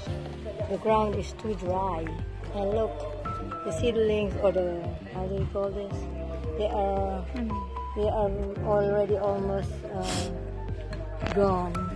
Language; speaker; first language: English; non-native, local second language; Filipino